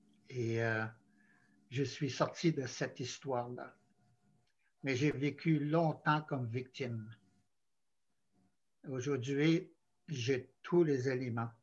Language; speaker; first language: French; non-native, local second language; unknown